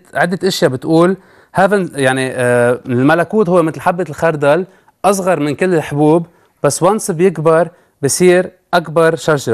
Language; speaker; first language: Arabic; native; Arabic